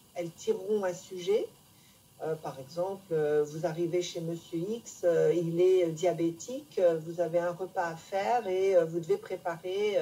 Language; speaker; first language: French; native; French